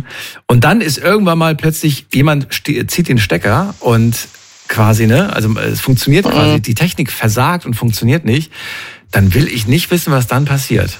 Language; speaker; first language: German; native; German